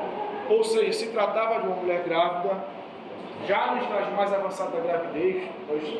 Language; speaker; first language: Portuguese; native; Portuguese